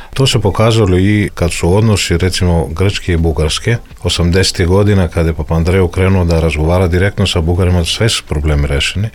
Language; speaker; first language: Serbian; non-native, fluent; Greek